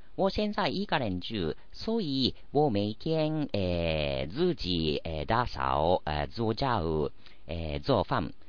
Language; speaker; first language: Chinese; non-native, learner; Japanese